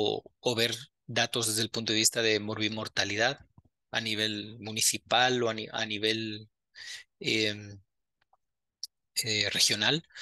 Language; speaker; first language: Spanish; native; Spanish